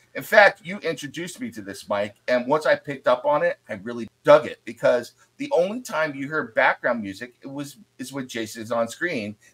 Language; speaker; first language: English; native; English